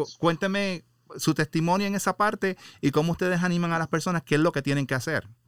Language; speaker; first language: Spanish; native; Spanish